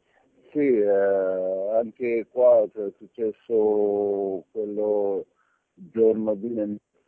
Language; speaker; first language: Italian; non-native, learner; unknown